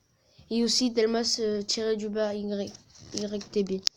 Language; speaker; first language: French; native; French